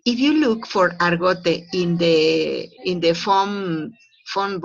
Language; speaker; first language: English; non-native, fluent; Spanish